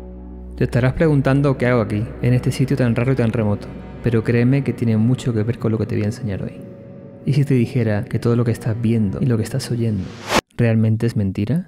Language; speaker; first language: Spanish; native; Spanish